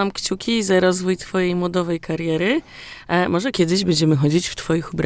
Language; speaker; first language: Polish; native; Polish